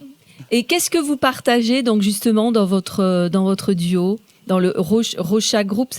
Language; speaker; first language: French; native; French